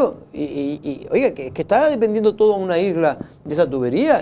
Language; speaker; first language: Spanish; native; Spanish